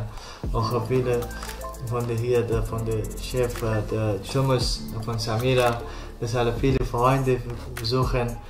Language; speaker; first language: German; non-native, learner; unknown